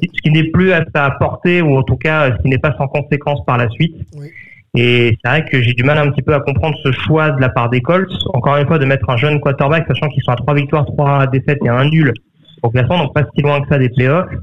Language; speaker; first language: French; native; French